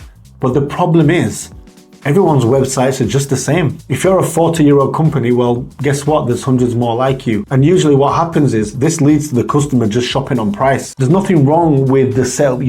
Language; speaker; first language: English; native; English